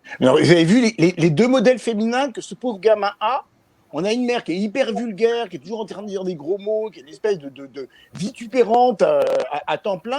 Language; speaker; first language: French; native; French